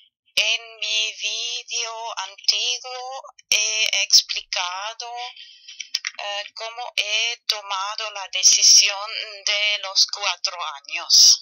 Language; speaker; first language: Spanish; non-native, fluent; German